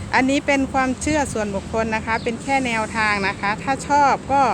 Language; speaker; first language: Thai; non-native, local second language; Northeastern Thai